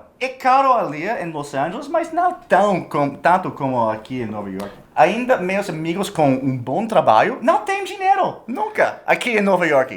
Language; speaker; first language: Portuguese; non-native, fluent; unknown